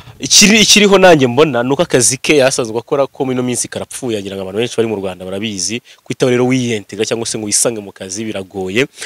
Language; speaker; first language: Kinyarwanda; native; Kinyarwanda